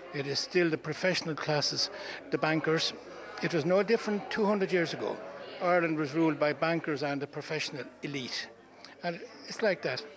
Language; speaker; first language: English; native; English